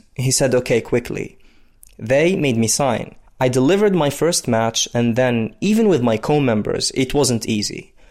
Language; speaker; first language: English; non-native, fluent; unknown